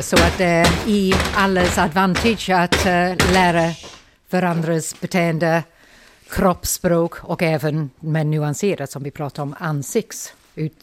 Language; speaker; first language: Swedish; non-native, fluent; English